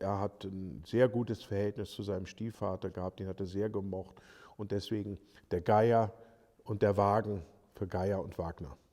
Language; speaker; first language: German; native; German